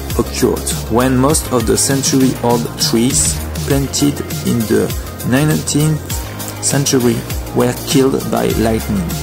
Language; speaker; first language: English; non-native, learner; French